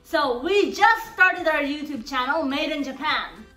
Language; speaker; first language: English; non-native, fluent; Japanese